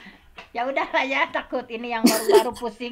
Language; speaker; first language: Indonesian; native; Indonesian